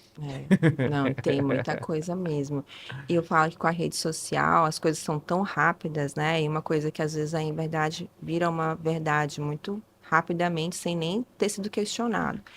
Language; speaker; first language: Portuguese; early bilingual, other home language; Spanish